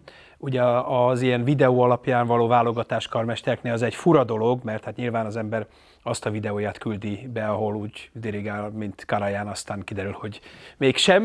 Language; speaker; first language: Hungarian; native; Hungarian